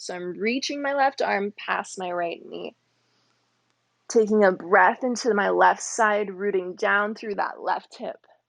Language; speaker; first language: English; native; English